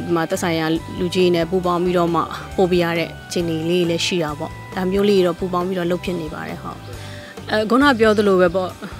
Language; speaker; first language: Burmese; non-native, local second language; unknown